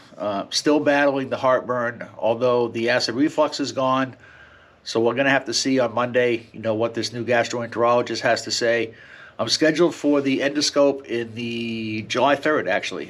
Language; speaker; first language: English; native; English